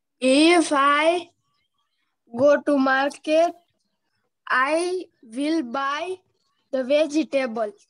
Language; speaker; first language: English; non-native, learner; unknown